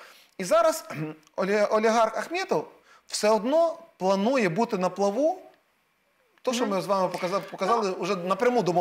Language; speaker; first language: Ukrainian; native; Ukrainian